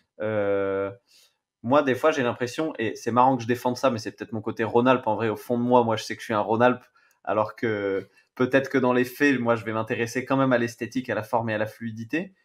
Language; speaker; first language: French; native; French